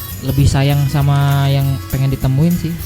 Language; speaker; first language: Indonesian; native; Indonesian